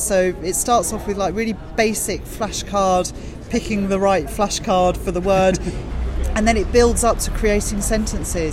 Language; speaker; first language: English; native; English